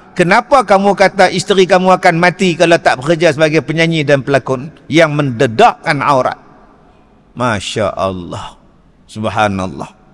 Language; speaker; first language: Malay; native; Malay